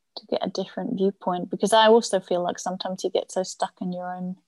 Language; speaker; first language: English; non-native, fluent; German